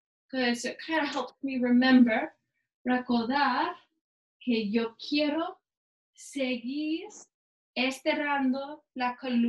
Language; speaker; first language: Spanish; non-native, learner; English